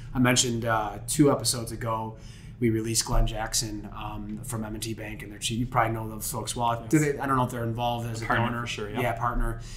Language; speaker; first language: English; native; English